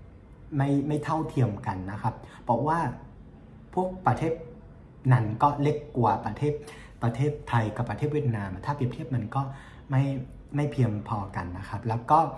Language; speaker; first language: Thai; non-native, fluent; Vietnamese